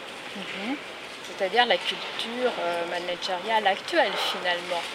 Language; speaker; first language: French; native; French